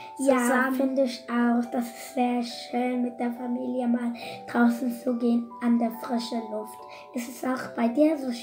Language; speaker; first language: German; early bilingual, other home language; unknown